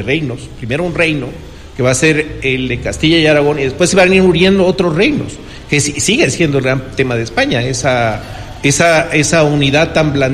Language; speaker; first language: Spanish; native; Spanish